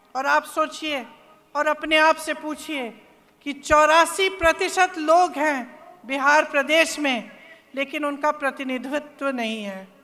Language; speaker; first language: Hindi; native; Hindi